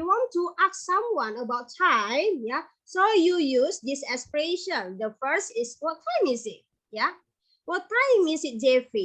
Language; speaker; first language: English; non-native, fluent; Indonesian